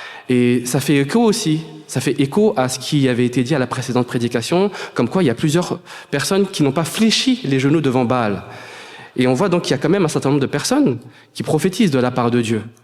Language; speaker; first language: French; native; French